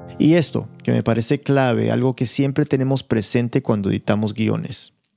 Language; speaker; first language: Spanish; early bilingual, heritage; Spanish